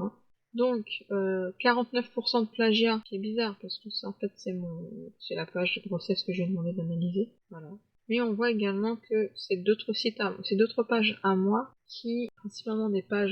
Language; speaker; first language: French; native; French